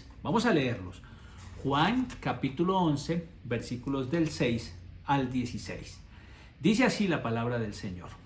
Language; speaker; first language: Spanish; native; Spanish